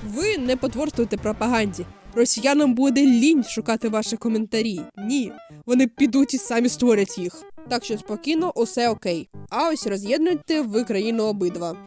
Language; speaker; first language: Ukrainian; non-native, local second language; Russian